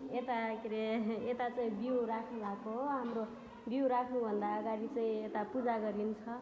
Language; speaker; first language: Nepali; non-native, local second language; Dangaura Tharu